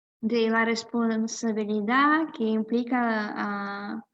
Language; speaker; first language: Spanish; non-native, fluent; Russian